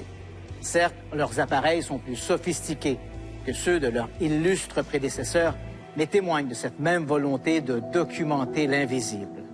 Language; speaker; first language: French; native; French